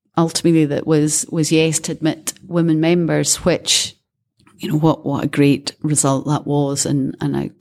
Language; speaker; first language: English; native; English